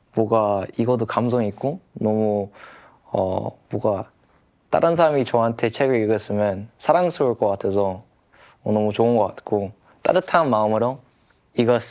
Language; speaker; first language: Korean; early bilingual, heritage; English